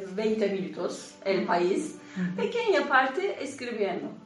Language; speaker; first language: Spanish; non-native, learner; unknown